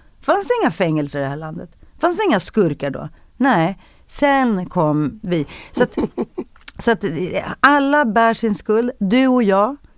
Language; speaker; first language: Swedish; early bilingual, other home language; Greek